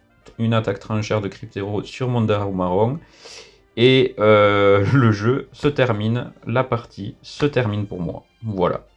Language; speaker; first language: French; native; French